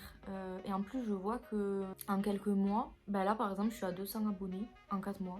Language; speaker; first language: French; native; French